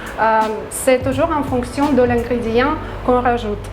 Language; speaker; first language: French; non-native, fluent; Russian